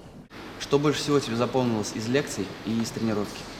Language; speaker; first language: Russian; native; Russian